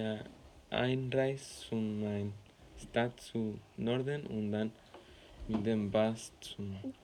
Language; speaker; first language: German; non-native, learner; Spanish